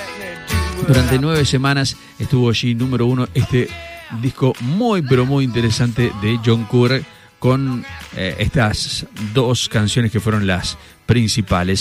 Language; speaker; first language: Spanish; native; Spanish